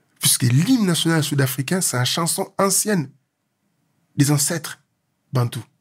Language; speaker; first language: French; non-native, local second language; Lingala